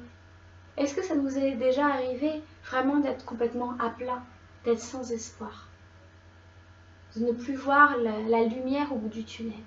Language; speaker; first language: French; native; French